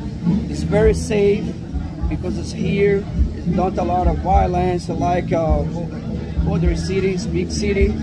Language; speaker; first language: English; non-native, learner; Portuguese